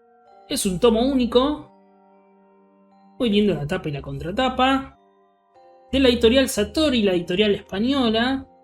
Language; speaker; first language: Spanish; native; Spanish